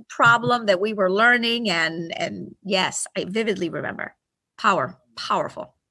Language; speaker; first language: English; early bilingual, other home language; Spanish